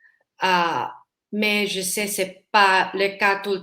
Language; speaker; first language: French; non-native, learner; Filipino